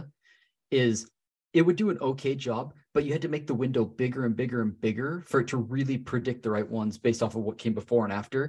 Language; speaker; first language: English; native; English